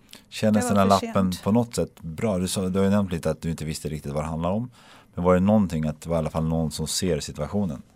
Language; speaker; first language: Swedish; native; Swedish